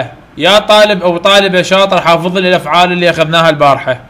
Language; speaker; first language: Arabic; native; Arabic